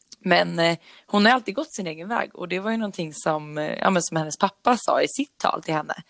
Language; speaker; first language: Swedish; native; Swedish